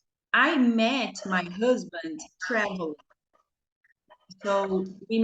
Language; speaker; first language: English; non-native, fluent; Portuguese